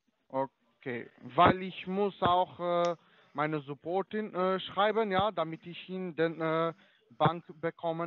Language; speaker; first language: German; non-native, learner; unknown